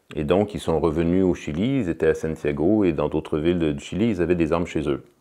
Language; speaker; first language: French; native; French